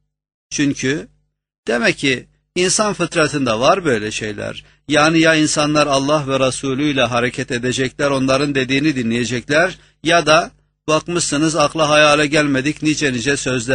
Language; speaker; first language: Turkish; native; Turkish